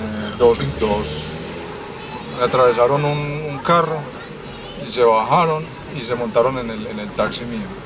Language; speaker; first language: Spanish; native; Spanish